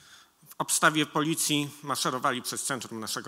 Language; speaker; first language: Polish; native; Polish